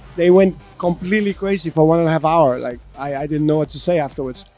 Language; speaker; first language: English; non-native, fluent; Danish